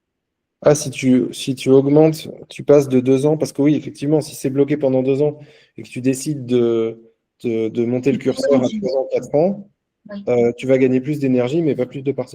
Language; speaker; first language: French; native; French